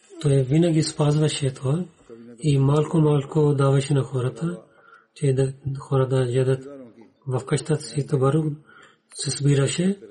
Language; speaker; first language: Bulgarian; non-native, learner; Urdu